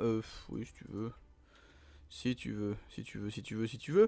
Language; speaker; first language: French; native; French